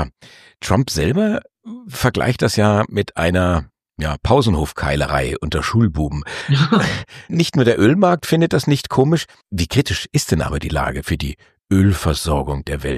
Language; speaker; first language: German; native; German